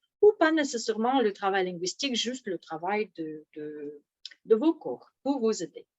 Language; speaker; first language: French; non-native, fluent; Russian